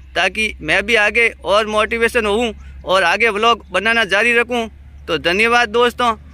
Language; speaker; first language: Hindi; native; Hindi